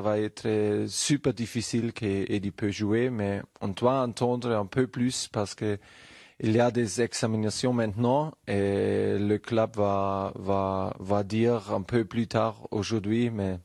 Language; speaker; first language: French; non-native, learner; German